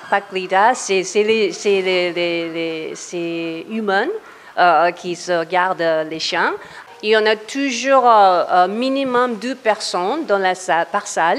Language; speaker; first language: French; non-native, learner; English